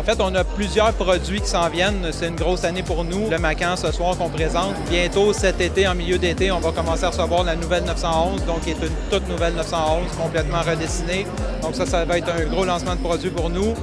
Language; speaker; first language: French; native; French